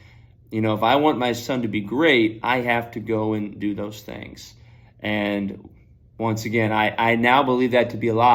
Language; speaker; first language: English; native; English